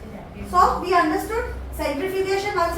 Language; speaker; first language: English; non-native, local second language; Hindi